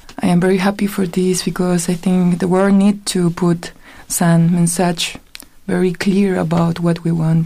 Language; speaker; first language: English; non-native, learner; Spanish